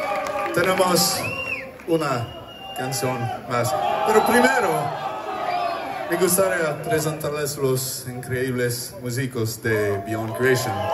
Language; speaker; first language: Spanish; non-native, learner; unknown